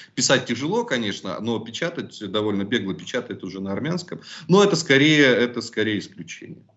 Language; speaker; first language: Russian; native; Russian